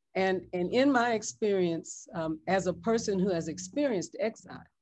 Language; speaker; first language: English; native; English